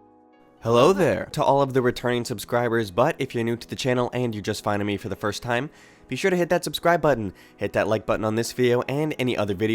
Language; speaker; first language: English; native; English